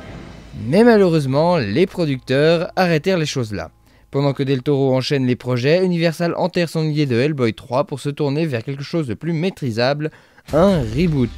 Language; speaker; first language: French; native; French